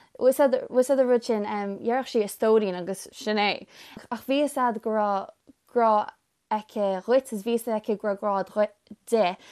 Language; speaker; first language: Irish; native; Irish